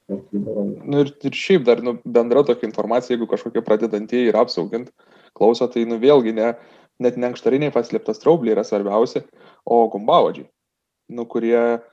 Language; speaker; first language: Lithuanian; native; Lithuanian